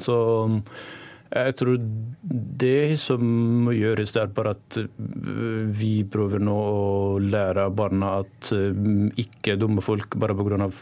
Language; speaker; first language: Norwegian; non-native, learner; Arabic